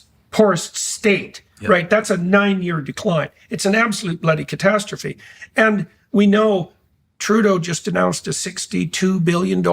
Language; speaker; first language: English; native; English